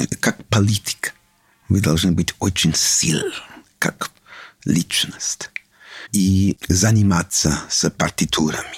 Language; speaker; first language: Russian; non-native, learner; English